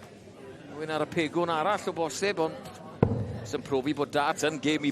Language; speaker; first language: Welsh; native; Welsh